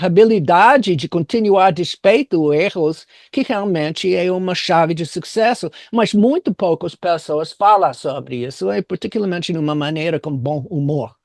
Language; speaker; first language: Portuguese; non-native, fluent; English